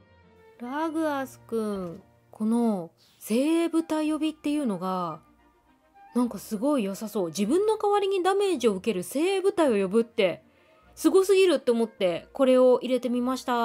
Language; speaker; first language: Japanese; native; Japanese